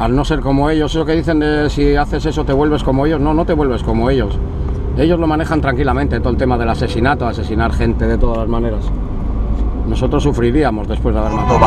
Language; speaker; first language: Spanish; native; Spanish